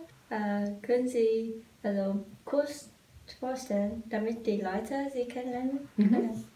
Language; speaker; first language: German; non-native, fluent; Vietnamese